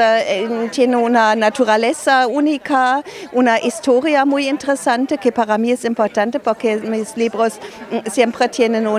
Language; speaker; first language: Spanish; non-native, fluent; German